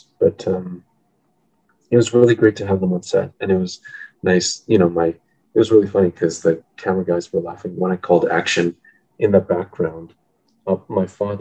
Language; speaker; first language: English; native; English